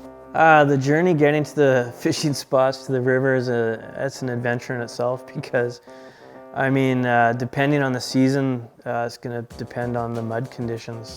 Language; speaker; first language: English; native; English